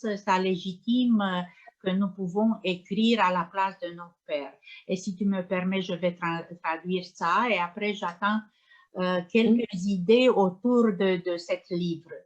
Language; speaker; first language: French; non-native, learner; Romanian